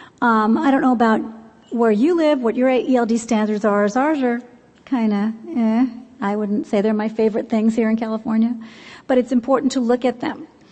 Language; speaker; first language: English; native; English